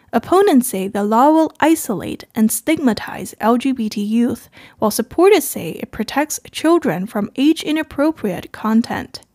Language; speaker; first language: English; non-native, fluent; Chinese